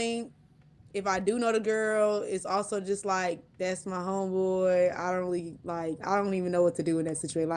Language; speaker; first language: English; native; English